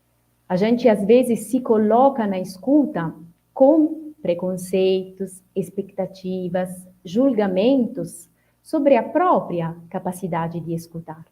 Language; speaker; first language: Portuguese; non-native, fluent; Italian